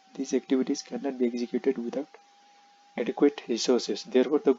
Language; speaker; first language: English; non-native, local second language; Nepali